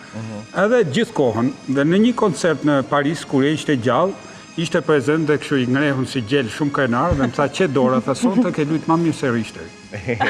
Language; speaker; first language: Albanian; native; Albanian